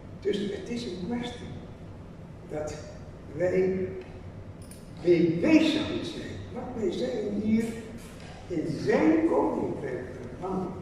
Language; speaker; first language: Dutch; non-native, fluent; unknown